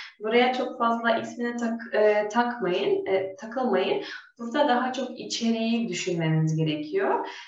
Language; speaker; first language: Turkish; non-native, fluent; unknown